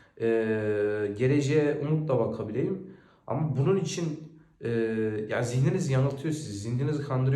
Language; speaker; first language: Turkish; native; Turkish